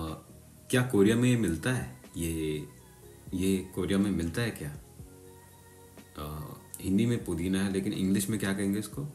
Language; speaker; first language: Hindi; native; Hindi